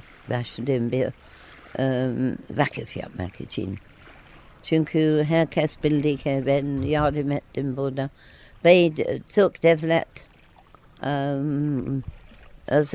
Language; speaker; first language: Turkish; non-native, learner; English